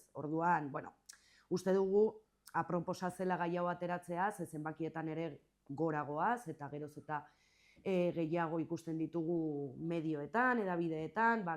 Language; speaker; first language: Basque; native; Basque